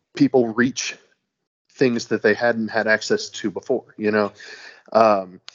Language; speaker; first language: English; native; English